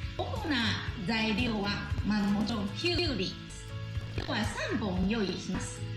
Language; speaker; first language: Japanese; non-native, fluent; Chinese